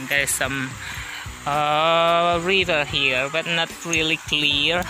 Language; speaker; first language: English; non-native, learner; Indonesian